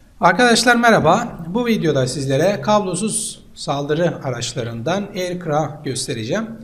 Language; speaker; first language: Turkish; native; Turkish